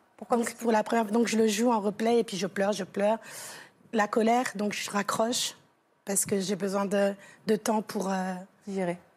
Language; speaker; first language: French; native; French